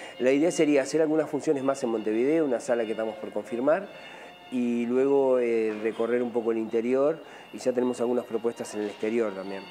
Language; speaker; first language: Spanish; native; Spanish